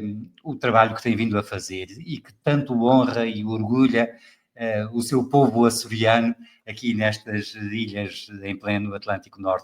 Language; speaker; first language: Portuguese; native; Portuguese